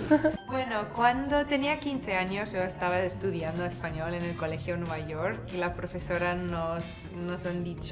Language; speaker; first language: Spanish; non-native, fluent; English